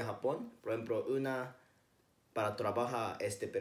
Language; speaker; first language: Spanish; non-native, learner; Japanese